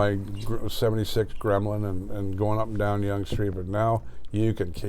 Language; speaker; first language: English; native; English